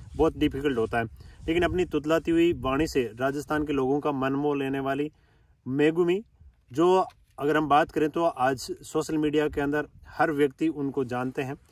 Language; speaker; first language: Hindi; native; Hindi